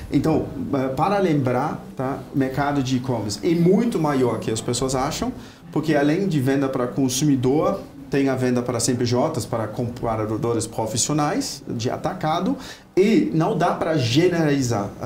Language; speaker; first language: Portuguese; non-native, fluent; German